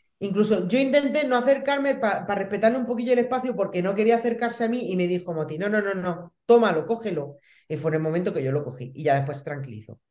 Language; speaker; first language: Spanish; native; Spanish